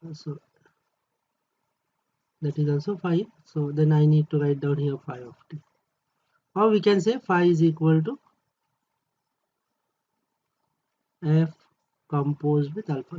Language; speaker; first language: English; non-native, local second language; Marathi